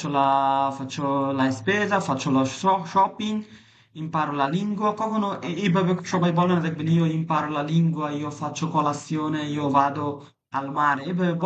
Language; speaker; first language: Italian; non-native, fluent; Bangla